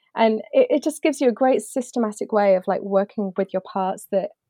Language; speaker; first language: English; native; English